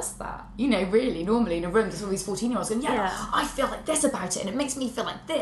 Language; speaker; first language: English; native; English